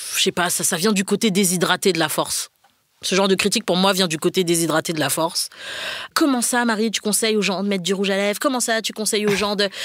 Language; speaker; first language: French; native; French